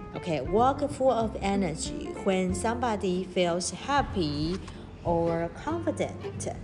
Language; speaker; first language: English; non-native, fluent; Chinese